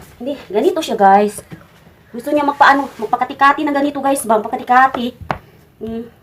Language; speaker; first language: Filipino; non-native, local second language; Cebuano